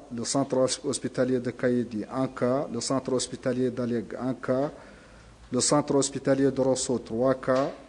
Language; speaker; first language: French; non-native, local second language; Arabic